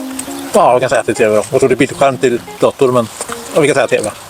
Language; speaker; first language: Swedish; early bilingual, other home language; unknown